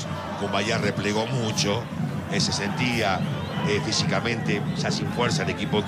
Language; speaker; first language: Spanish; native; Spanish